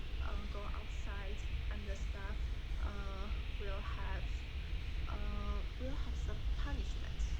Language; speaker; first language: English; non-native, learner; Chinese